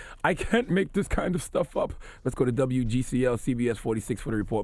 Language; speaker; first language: English; native; English